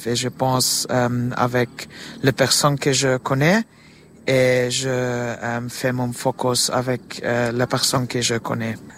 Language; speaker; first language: French; non-native, learner; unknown